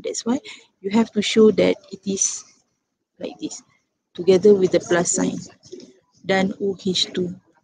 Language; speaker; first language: English; non-native, local second language; Malay